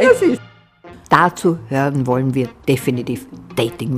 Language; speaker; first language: German; native; German